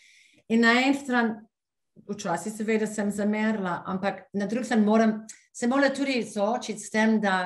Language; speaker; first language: Slovenian; non-native, fluent; English